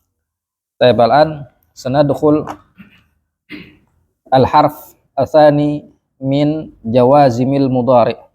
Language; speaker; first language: Arabic; non-native, fluent; Indonesian